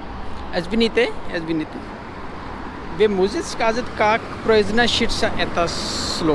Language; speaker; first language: Russian; non-native, learner; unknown